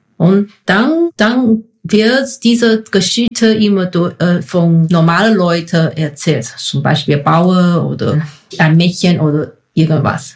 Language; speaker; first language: German; non-native, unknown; Chinese